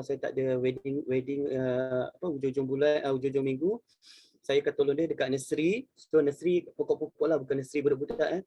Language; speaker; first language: Malay; native; Malay